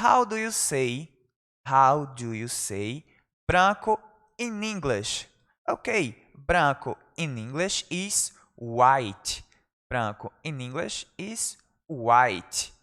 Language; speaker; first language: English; non-native, fluent; Portuguese